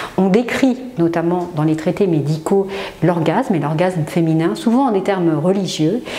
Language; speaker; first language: French; native; French